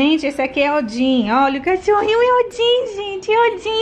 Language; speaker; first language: Portuguese; native; Portuguese